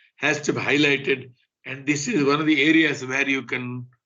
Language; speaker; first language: English; non-native, local second language; Kannada